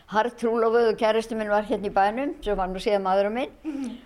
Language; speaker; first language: Icelandic; native; Icelandic